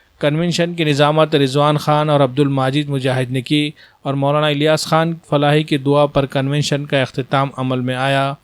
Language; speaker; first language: Urdu; native; Urdu